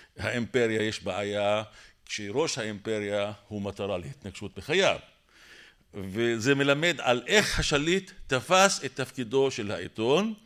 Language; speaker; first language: Hebrew; non-native, local second language; Arabic